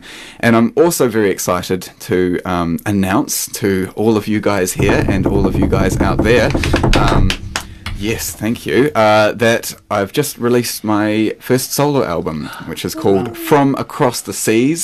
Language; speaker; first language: English; native; English